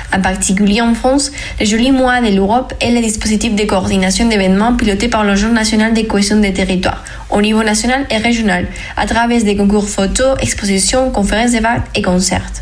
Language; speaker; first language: French; non-native, fluent; Spanish